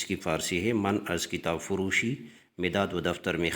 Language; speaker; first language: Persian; non-native, fluent; Urdu